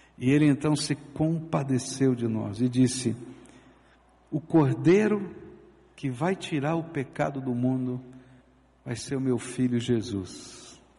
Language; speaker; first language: Portuguese; native; Portuguese